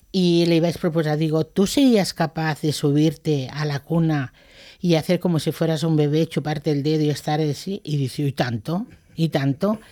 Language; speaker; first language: Spanish; non-native, local second language; Catalan